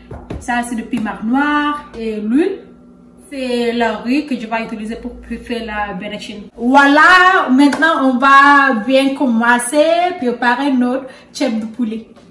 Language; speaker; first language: French; non-native, learner; Soninke